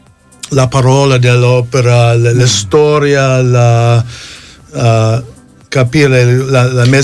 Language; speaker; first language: Italian; non-native, fluent; English